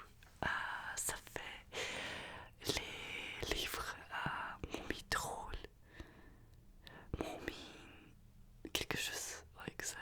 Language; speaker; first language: French; non-native, learner; Russian